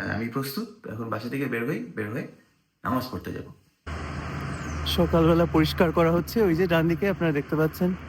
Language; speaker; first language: Bangla; native; Bangla